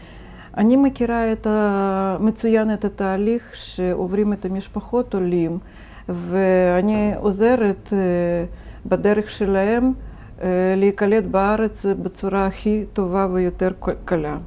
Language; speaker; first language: Hebrew; non-native, fluent; Russian